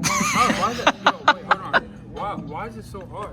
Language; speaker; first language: English; native; English